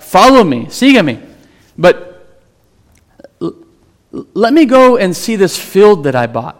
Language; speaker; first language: English; native; English